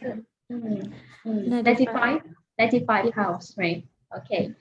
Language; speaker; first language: English; non-native, fluent; Vietnamese